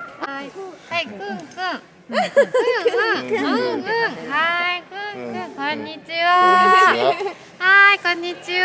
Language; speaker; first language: Japanese; native; Japanese